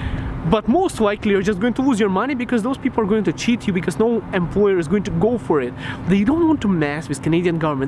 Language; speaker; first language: English; non-native, local second language; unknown